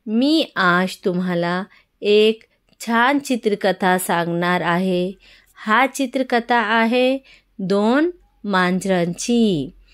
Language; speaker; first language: Marathi; non-native, local second language; Urdu